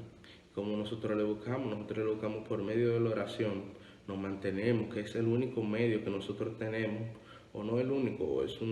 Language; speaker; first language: Spanish; native; Spanish